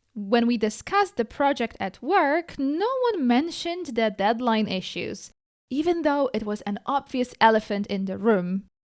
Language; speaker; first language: English; non-native, fluent; Polish